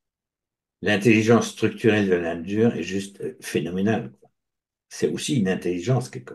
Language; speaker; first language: French; native; French